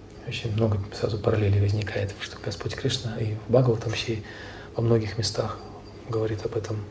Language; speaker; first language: Russian; native; Russian